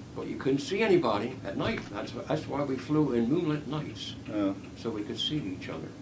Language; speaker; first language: English; native; English